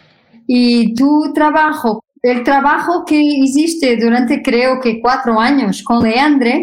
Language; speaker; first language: Spanish; non-native, fluent; Portuguese